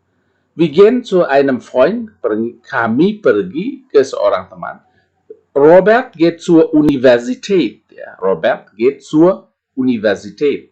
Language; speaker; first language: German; non-native, fluent; Indonesian